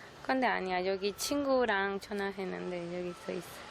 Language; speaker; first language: Korean; non-native, learner; Spanish